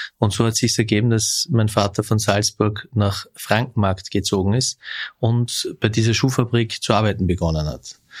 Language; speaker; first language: German; early bilingual, other home language; Turkish